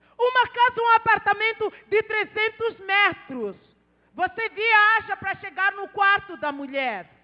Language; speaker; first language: Portuguese; non-native, local second language; Tsonga